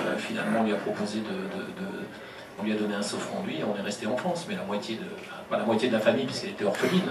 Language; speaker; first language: French; native; French